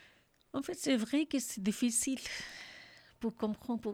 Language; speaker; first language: French; non-native, learner; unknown